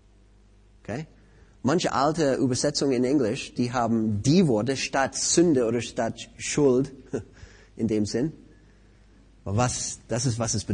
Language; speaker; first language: German; non-native, fluent; English